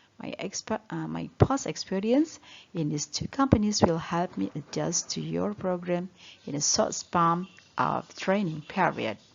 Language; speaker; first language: English; non-native, learner; Indonesian